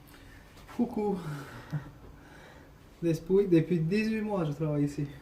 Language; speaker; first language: French; early bilingual, other home language; Spanish